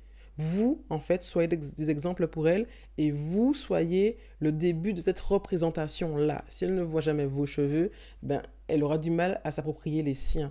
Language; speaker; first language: French; native; French